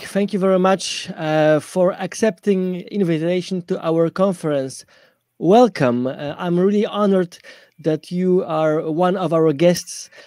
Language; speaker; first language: English; non-native, fluent; Polish